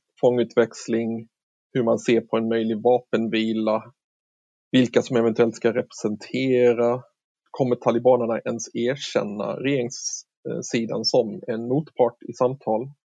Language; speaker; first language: Swedish; native; Swedish